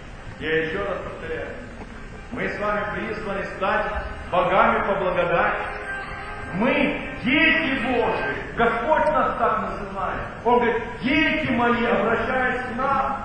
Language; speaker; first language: Russian; native; Russian